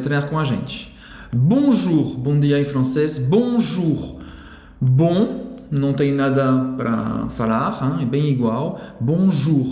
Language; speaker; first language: Portuguese; non-native, fluent; French